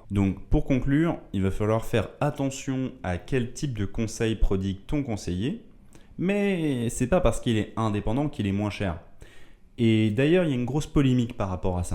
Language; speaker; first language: French; native; French